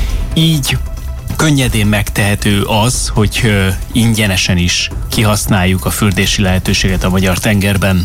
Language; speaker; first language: Hungarian; native; Hungarian